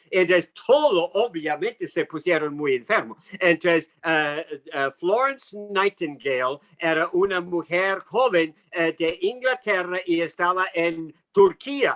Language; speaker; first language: Spanish; non-native, fluent; English